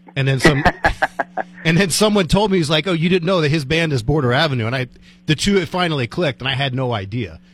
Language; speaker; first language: English; native; English